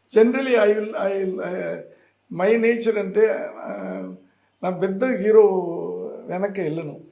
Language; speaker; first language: Telugu; non-native, learner; Tamil